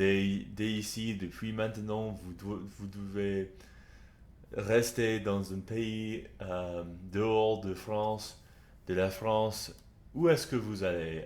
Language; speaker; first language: French; non-native, learner; English